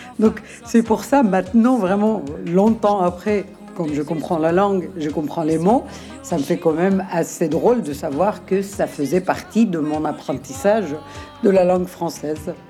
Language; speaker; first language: French; non-native, fluent; Arabic